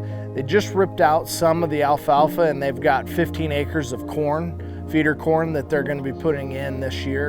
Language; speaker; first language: English; native; English